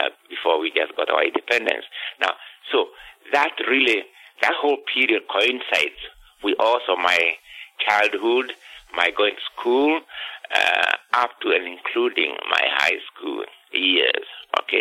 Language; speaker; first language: English; non-native, local second language; Kikuyu